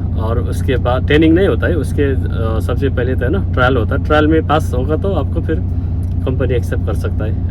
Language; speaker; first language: Hindi; non-native, learner; Nepali